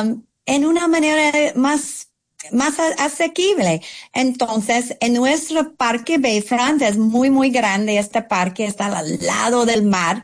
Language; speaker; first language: Spanish; non-native, fluent; English